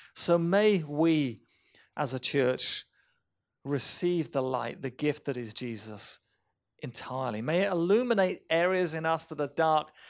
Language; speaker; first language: English; native; English